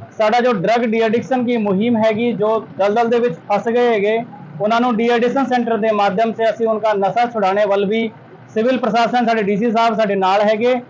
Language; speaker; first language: Hindi; non-native, local second language; Punjabi